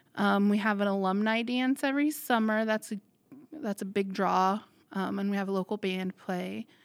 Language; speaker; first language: English; native; English